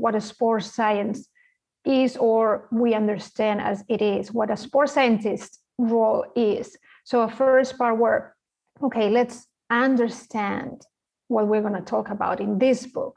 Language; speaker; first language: English; non-native, fluent; Spanish